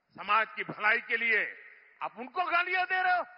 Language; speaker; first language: Hindi; non-native, local second language; Gujarati